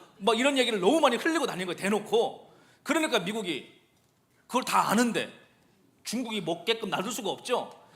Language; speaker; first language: Korean; native; Korean